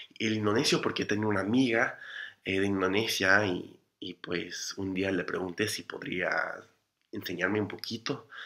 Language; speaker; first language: Spanish; non-native, fluent; English